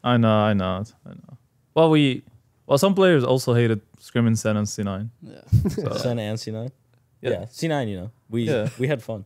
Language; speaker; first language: English; non-native, fluent; Arabic